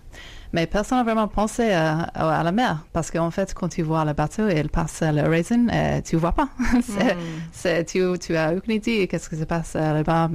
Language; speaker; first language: French; non-native, fluent; English